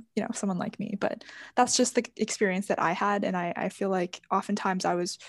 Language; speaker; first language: English; native; English